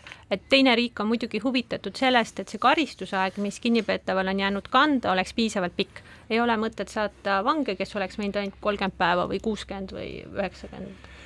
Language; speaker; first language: Estonian; native; Estonian